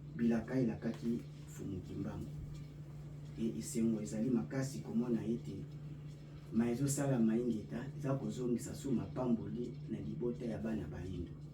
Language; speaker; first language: Lingala; native; Lingala